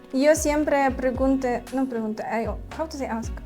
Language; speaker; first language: Spanish; non-native, learner; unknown